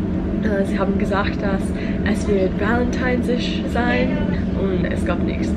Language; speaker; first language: German; non-native, learner; English